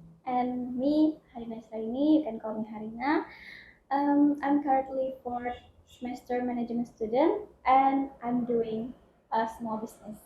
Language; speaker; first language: English; non-native, learner; Indonesian